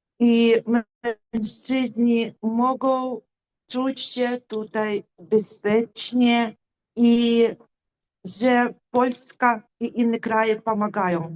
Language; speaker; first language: Polish; non-native, fluent; Ukrainian